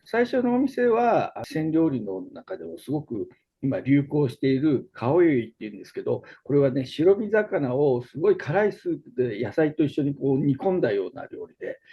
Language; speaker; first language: Japanese; native; Japanese